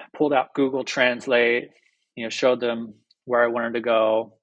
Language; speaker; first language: English; native; English